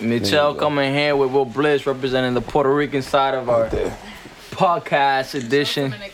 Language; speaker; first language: English; early bilingual, other home language; Spanish